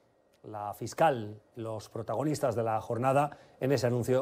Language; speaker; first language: Spanish; native; Spanish